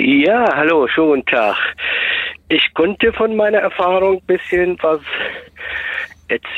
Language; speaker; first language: German; non-native, fluent; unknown